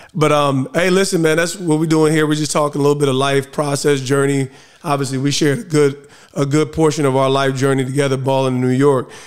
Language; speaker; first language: English; native; English